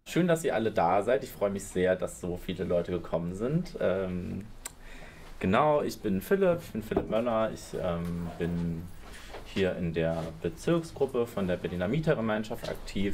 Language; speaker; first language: German; native; German